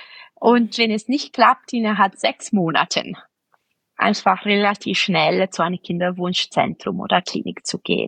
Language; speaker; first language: German; non-native, fluent; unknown